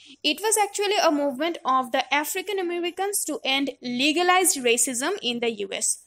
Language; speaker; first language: English; non-native, local second language; Bangla